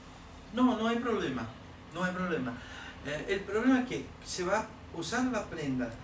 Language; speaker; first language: Spanish; non-native, learner; Portuguese